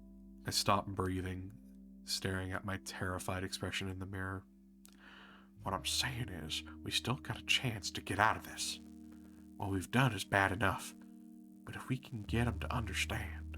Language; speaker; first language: English; native; English